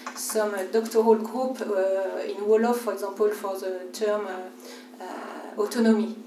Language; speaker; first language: English; non-native, fluent; French